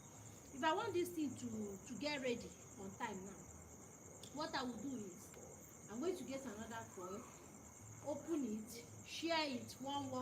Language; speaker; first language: English; non-native, local second language; Igbo